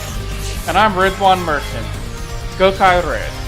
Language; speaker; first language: English; native; English